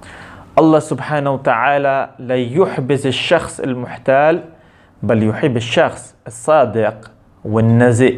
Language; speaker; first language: Arabic; non-native, local second language; Hebrew